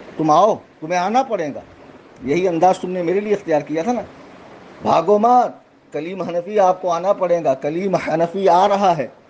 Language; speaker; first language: Urdu; native; Urdu